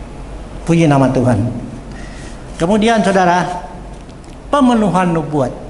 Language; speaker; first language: Indonesian; native; Indonesian